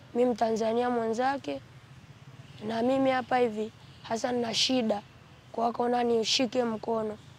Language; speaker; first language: Swahili; native; Swahili